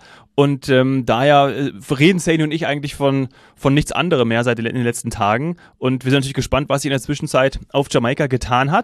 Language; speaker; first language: German; native; German